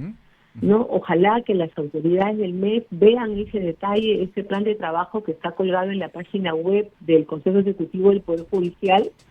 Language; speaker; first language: Spanish; native; Spanish